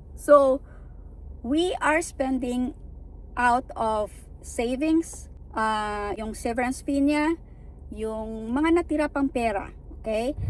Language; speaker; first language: Filipino; non-native, local second language; Hiligaynon